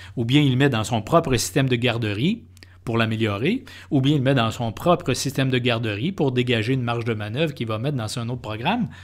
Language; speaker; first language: French; native; French